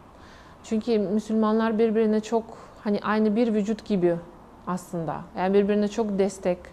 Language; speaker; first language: Turkish; non-native, fluent; Russian